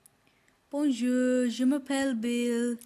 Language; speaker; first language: French; non-native, learner; English